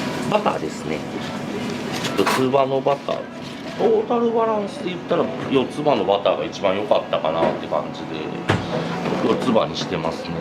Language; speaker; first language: Japanese; native; Japanese